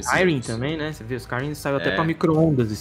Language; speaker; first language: Portuguese; native; Portuguese